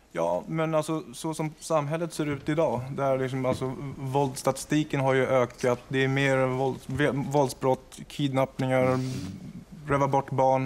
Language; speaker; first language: Swedish; native; Swedish